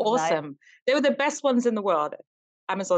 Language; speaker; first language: English; native; English